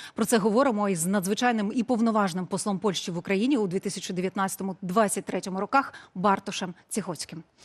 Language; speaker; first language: Ukrainian; native; Ukrainian